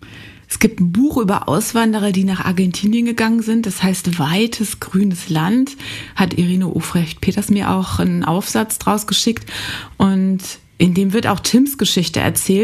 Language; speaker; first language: German; native; German